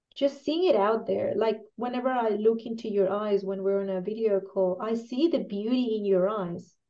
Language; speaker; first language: English; non-native, fluent; Spanish